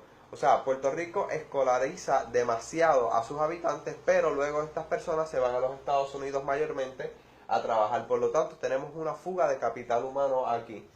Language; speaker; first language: Spanish; native; Spanish